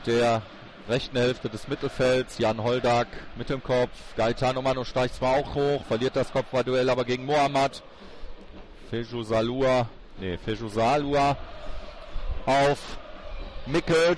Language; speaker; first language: German; native; German